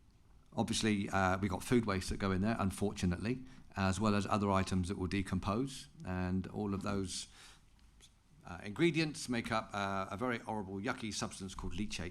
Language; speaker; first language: English; native; English